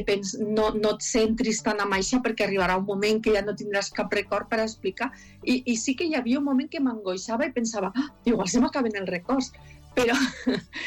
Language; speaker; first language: Catalan; native; Catalan